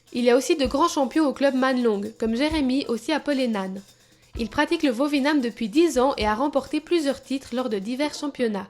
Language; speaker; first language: French; native; French